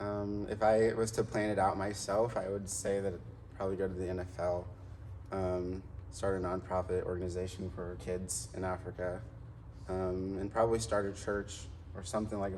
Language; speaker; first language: English; native; English